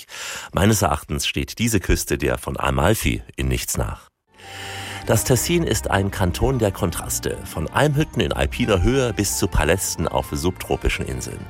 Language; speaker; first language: German; native; German